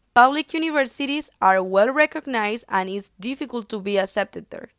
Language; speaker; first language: English; non-native, fluent; Spanish